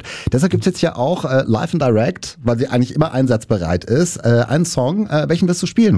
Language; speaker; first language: German; native; German